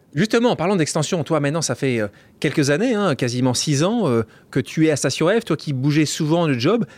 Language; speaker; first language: French; native; French